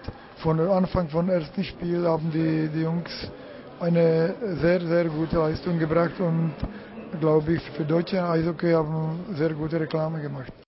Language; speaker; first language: German; non-native, learner; Czech